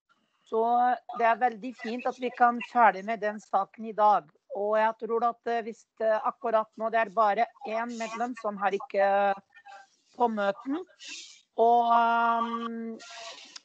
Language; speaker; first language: Norwegian; non-native, fluent; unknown